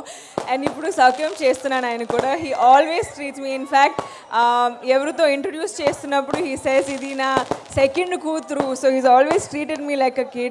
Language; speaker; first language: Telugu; non-native, learner; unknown